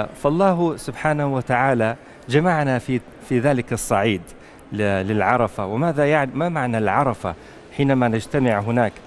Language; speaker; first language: Arabic; native; Arabic